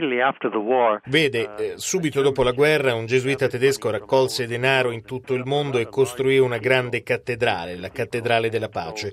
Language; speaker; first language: Italian; non-native, fluent; English